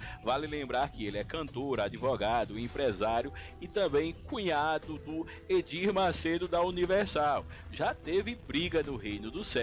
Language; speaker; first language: Portuguese; native; Portuguese